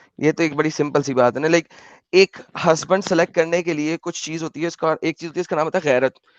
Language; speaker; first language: Urdu; native; Urdu